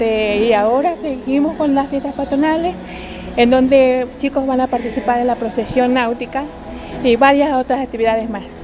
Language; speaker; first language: Spanish; native; Spanish